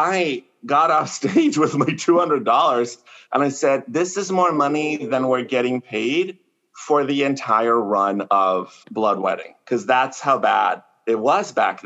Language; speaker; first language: English; non-native, fluent; Spanish